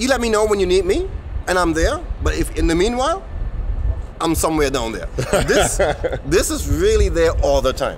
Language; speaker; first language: English; non-native, fluent; German